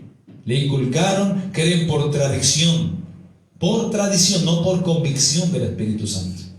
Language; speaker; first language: Spanish; native; Spanish